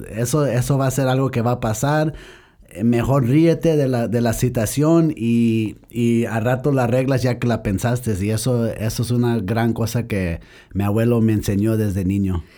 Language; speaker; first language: Spanish; early bilingual, heritage; Spanish